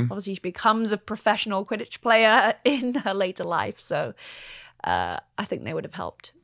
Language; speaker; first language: English; native; English